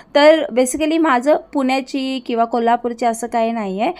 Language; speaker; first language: Marathi; early bilingual, other home language; Hindi